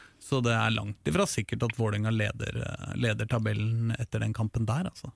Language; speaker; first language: Norwegian; native; Norwegian